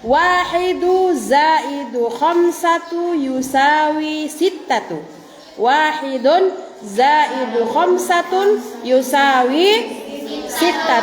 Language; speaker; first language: Arabic; non-native, fluent; Indonesian